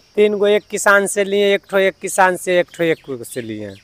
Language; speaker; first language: Hindi; native; Hindi